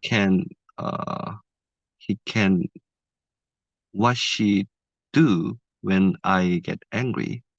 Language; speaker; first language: English; non-native, learner; Korean